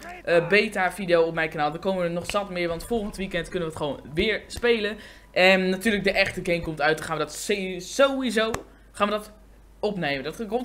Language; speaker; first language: Dutch; native; Dutch